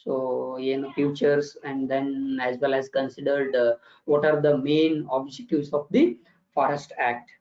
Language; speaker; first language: English; non-native, local second language; Kannada